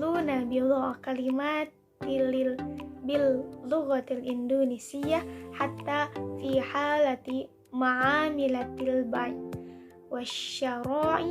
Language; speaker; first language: Arabic; non-native, learner; Indonesian